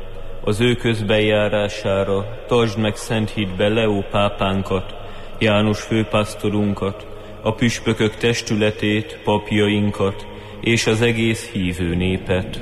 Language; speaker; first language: Hungarian; native; Hungarian